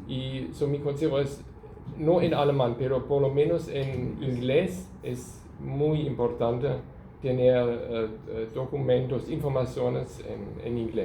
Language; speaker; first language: Spanish; non-native, fluent; German